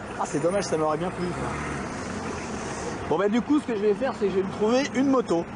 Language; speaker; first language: French; native; French